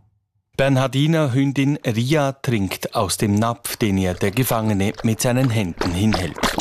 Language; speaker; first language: German; native; German